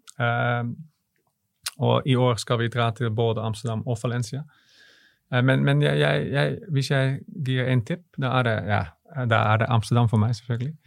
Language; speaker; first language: Swedish; non-native, learner; Dutch